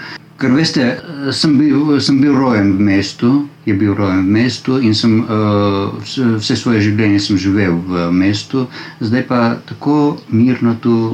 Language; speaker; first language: Slovenian; non-native, learner; Armenian